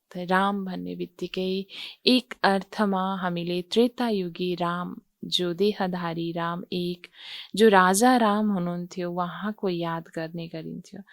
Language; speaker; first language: Nepali; native; Nepali